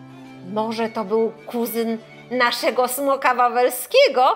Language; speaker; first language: Polish; early bilingual, heritage; Polish